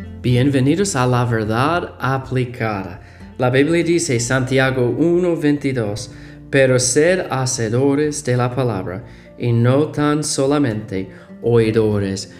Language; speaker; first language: Spanish; non-native, learner; English